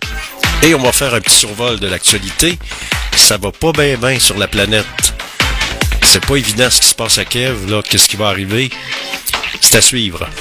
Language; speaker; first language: French; native; French